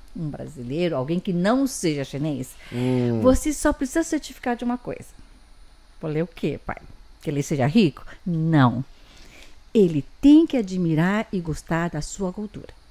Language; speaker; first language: Portuguese; early bilingual, other home language; Chinese